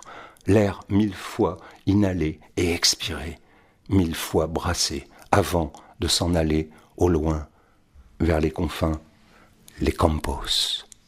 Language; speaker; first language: French; native; French